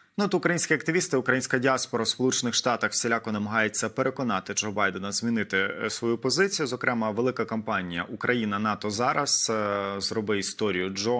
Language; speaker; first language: Ukrainian; native; Ukrainian